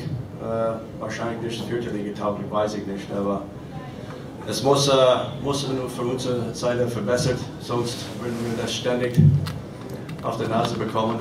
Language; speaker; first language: German; non-native, learner; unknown